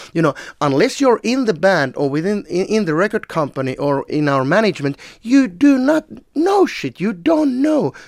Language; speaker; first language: English; non-native, fluent; Finnish